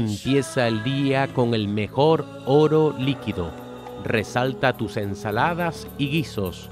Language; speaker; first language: Spanish; native; Spanish